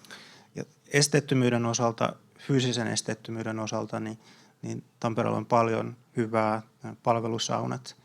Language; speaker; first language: Finnish; native; Finnish